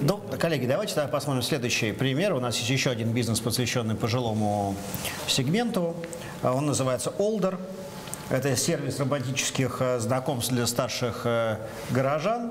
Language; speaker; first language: Russian; native; Russian